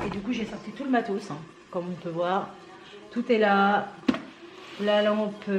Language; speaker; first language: French; native; French